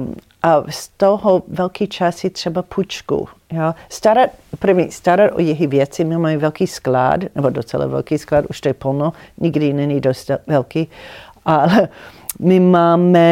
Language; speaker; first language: Czech; non-native, fluent; English